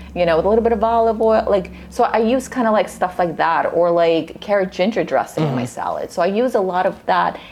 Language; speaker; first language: English; early bilingual, other home language; Russian